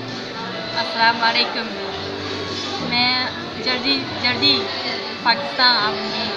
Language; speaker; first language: Hindi; non-native, learner; Japanese